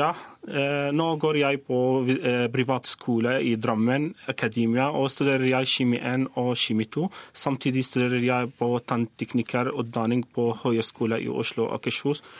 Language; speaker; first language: Norwegian; non-native, learner; Arabic